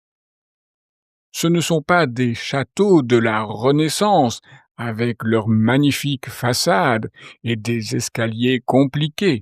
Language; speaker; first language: French; native; French